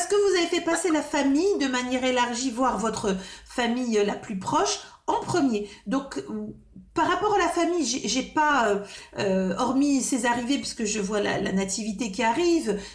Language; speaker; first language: French; native; French